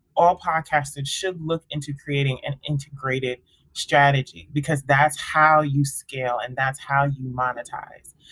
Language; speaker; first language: English; early bilingual, other home language; Akan